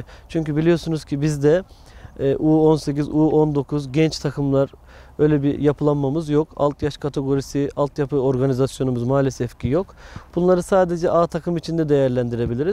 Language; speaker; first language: Turkish; native; Turkish